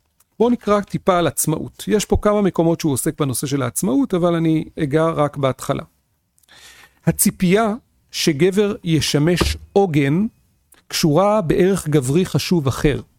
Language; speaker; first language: Hebrew; native; Hebrew